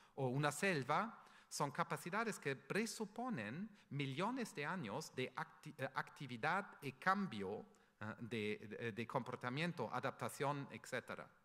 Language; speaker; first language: Spanish; non-native, fluent; German